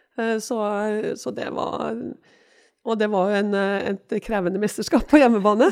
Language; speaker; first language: Norwegian; native; Norwegian